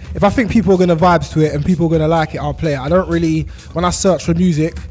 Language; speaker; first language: English; native; English